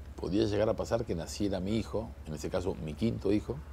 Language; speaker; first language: Spanish; native; Spanish